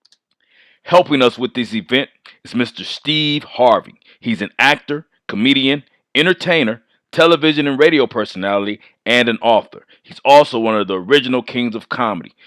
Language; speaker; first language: English; native; English